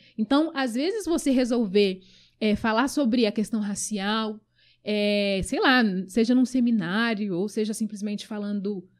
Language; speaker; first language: Portuguese; early bilingual, other home language; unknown